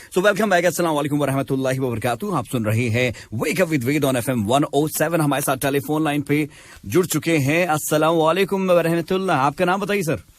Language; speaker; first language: Hindi; native; Hindi